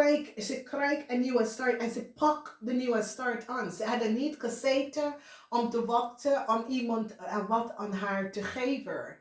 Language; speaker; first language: Dutch; non-native, fluent; English